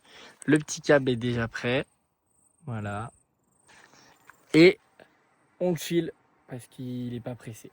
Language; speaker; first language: French; native; French